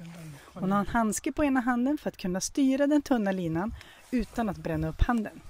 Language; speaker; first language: Swedish; native; Swedish